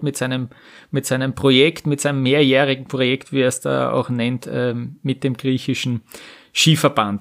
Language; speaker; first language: German; native; German